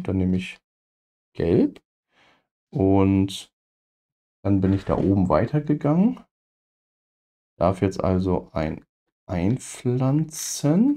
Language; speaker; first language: German; native; German